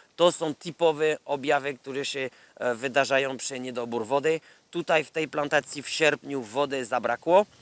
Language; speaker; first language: Polish; non-native, learner; French